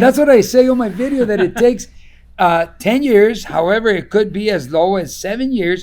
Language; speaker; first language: English; native; English